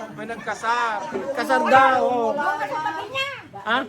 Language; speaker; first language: Filipino; native; Filipino